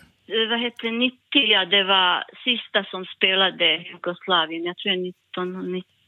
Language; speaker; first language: Swedish; non-native, learner; Bosnian